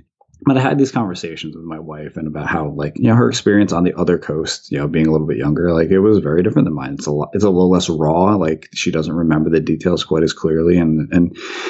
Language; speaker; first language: English; native; English